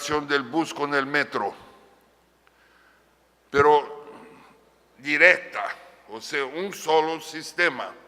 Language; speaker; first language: Spanish; non-native, fluent; Portuguese